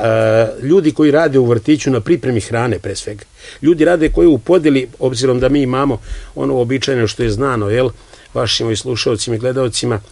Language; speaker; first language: Serbian; native; Serbian